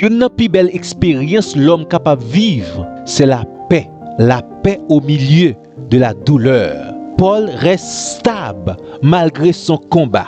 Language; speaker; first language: French; non-native, local second language; Haitian Creole